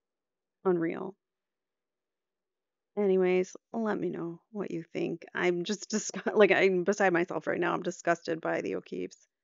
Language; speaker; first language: English; native; English